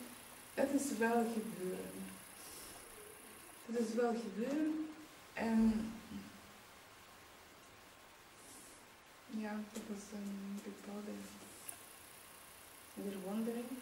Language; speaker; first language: Dutch; non-native, learner; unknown